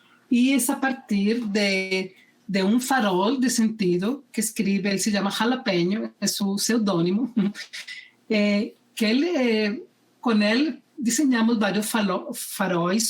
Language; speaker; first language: Portuguese; non-native, fluent; Spanish